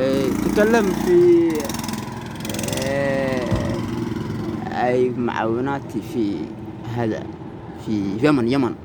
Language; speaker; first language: Arabic; non-native, learner; Somali